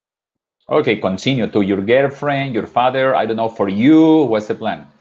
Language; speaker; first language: English; non-native, fluent; Spanish